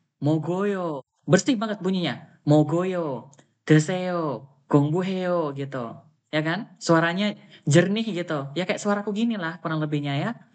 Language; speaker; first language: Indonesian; native; Indonesian